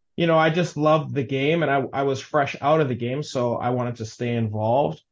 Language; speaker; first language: English; native; English